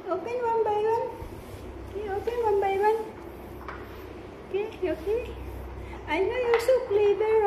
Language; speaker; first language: English; non-native, local second language; Filipino